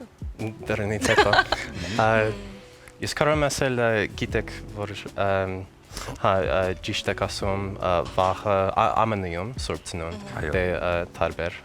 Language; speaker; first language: Armenian; non-native, learner; English